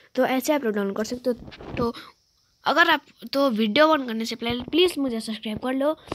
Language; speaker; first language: Hindi; native; Hindi